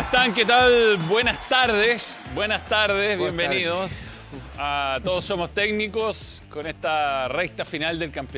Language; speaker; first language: Spanish; native; Spanish